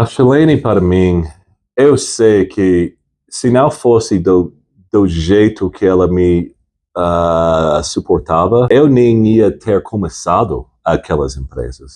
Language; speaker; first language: Portuguese; non-native, fluent; English